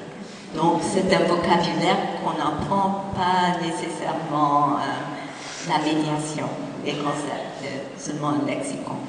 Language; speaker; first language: French; non-native, fluent; English